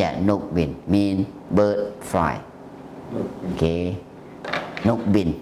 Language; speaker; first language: English; non-native, learner; Thai